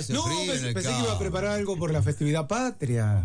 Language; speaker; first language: Spanish; native; Spanish